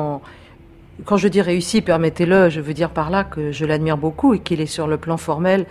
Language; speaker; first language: French; native; French